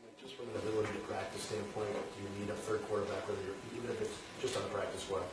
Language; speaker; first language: English; native; English